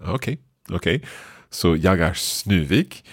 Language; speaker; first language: Swedish; non-native, learner; English